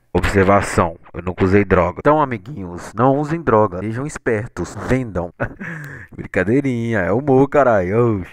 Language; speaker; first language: Portuguese; native; Portuguese